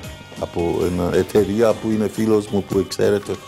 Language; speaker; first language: Greek; non-native, learner; Persian